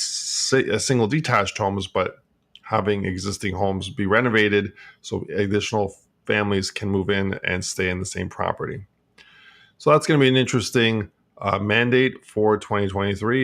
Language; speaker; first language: English; native; English